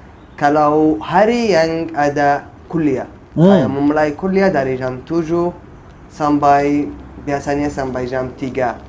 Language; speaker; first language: Indonesian; non-native, learner; Arabic